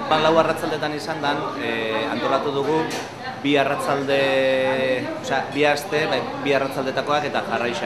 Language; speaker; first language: Basque; native; Basque